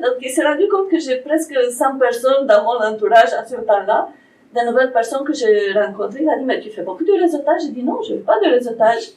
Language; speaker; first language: French; non-native, fluent; Romanian